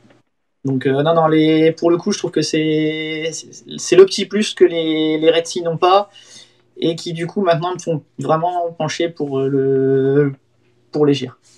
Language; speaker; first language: French; native; French